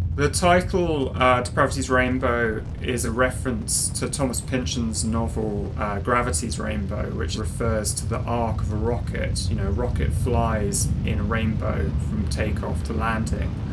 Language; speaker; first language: English; native; English